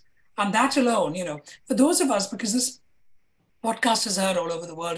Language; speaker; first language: English; non-native, local second language; Malayalam